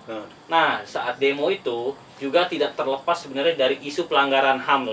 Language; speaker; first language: Indonesian; native; Indonesian